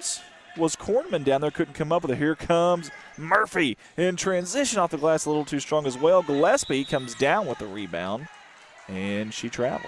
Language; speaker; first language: English; native; English